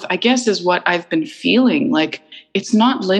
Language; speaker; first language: English; early bilingual, other home language; Icelandic